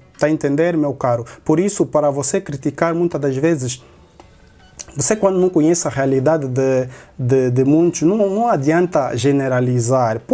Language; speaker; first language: Portuguese; native; Portuguese